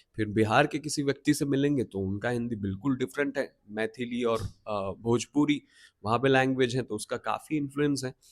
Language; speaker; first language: Hindi; non-native, local second language; Bangla